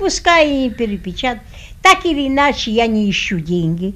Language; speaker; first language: Russian; early bilingual, heritage; Russian